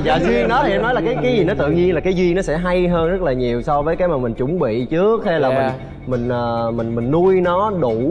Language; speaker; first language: Vietnamese; native; Vietnamese